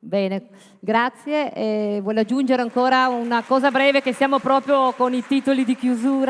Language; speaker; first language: Italian; native; Italian